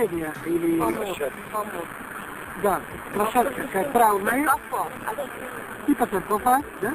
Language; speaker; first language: Russian; non-native, learner; Italian